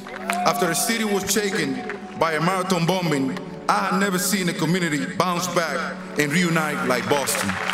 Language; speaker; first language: English; non-native, fluent; Spanish